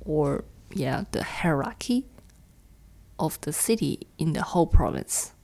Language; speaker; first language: English; non-native, fluent; Chinese